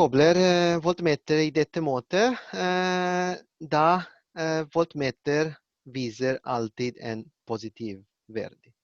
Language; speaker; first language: Norwegian; non-native, learner; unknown